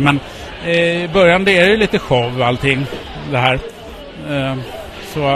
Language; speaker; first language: Swedish; native; Swedish